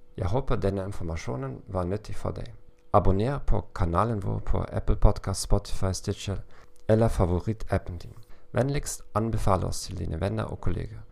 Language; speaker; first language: Norwegian; non-native, learner; German